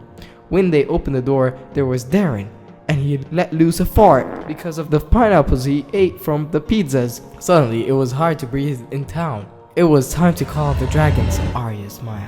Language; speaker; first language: English; native; English